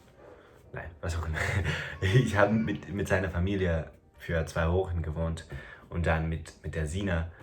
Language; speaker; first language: German; non-native, fluent; English